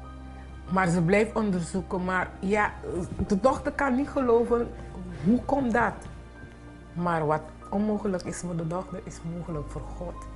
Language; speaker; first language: Dutch; non-native, fluent; Papiamento